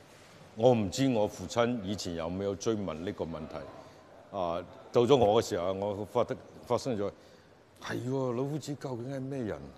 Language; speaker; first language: Chinese; native; Chinese